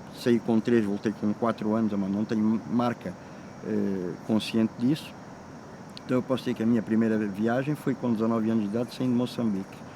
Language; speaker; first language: Portuguese; native; Portuguese